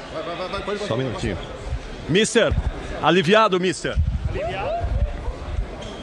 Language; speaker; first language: Portuguese; native; Portuguese